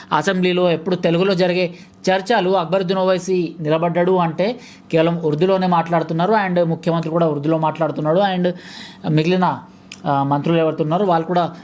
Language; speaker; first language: Telugu; native; Telugu